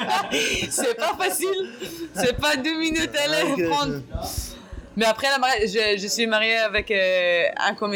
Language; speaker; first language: French; non-native, learner; Hebrew